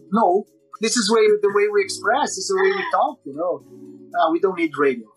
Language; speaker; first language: English; non-native, fluent; Portuguese